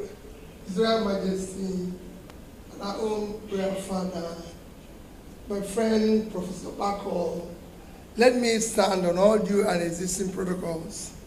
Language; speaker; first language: English; non-native, local second language; Igbo